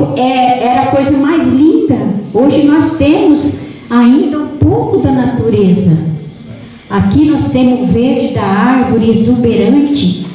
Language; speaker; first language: Portuguese; non-native, local second language; Guarani